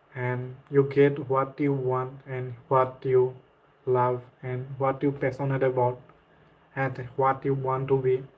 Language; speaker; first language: English; non-native, local second language; Assamese